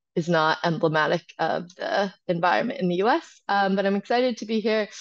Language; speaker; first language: English; native; English